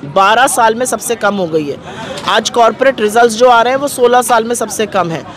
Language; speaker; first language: Hindi; native; Hindi